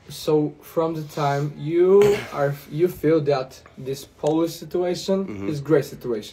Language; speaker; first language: English; non-native, fluent; Polish